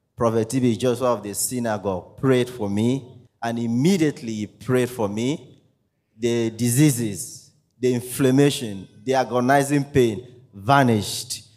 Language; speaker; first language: English; non-native, local second language; Ibibio